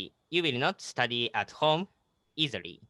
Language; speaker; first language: English; non-native, learner; Japanese